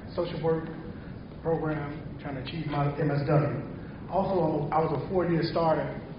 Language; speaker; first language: English; native; English